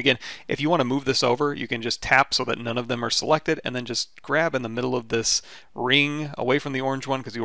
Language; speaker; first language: English; native; English